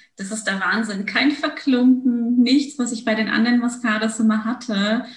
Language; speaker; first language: German; early bilingual, other home language; Turkish